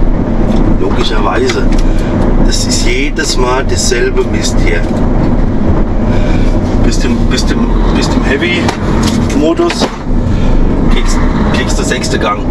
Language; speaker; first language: German; native; German